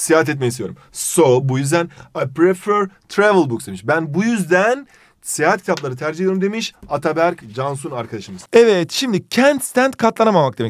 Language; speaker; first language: Turkish; native; Turkish